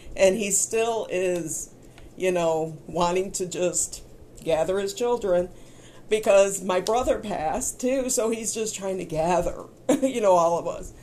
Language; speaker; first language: English; native; English